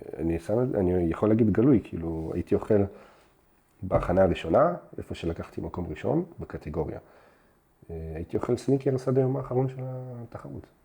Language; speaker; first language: Hebrew; early bilingual, other home language; Russian